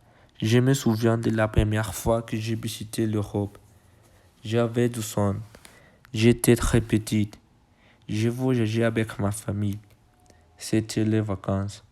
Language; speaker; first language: French; non-native, learner; Spanish